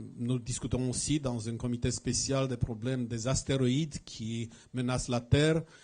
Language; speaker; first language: French; non-native, fluent; Romanian